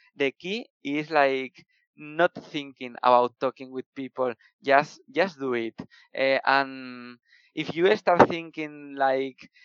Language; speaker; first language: English; non-native, fluent; Spanish